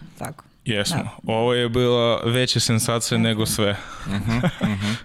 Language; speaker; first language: Serbian; non-native, learner; Russian